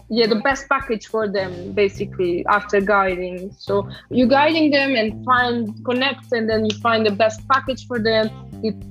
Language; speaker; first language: English; non-native, fluent; Romanian